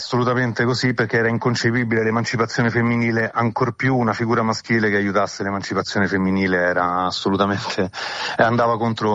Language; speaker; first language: Italian; native; Italian